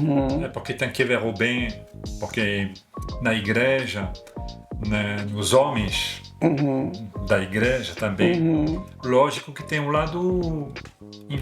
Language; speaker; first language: Portuguese; non-native, fluent; French